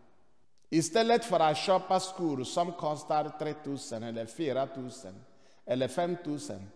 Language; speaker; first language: Swedish; non-native, fluent; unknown